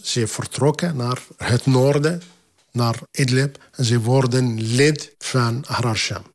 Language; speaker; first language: Dutch; non-native, fluent; Arabic